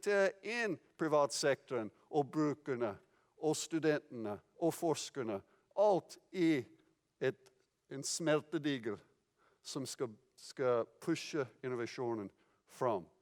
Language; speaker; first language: Norwegian; non-native, fluent; English